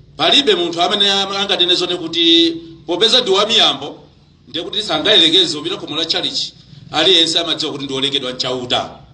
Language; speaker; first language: Nyanja; native; Nyanja